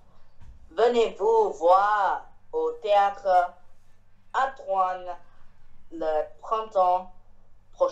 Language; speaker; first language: French; non-native, learner; Chinese